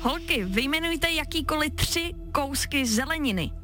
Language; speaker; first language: Czech; native; Czech